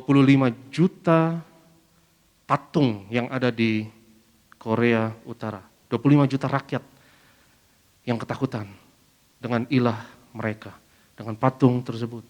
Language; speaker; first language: Indonesian; native; Indonesian